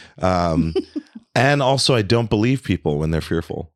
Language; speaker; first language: English; early bilingual, other home language; French